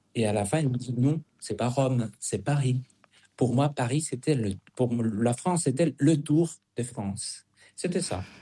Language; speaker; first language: French; non-native, fluent; Spanish